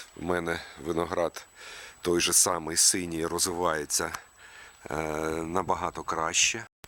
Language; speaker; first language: Ukrainian; native; Ukrainian